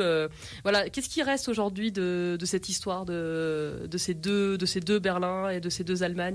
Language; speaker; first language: French; native; French